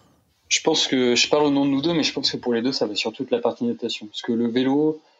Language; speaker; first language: French; native; French